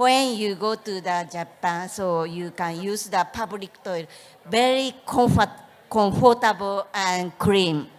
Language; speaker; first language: English; non-native, learner; Japanese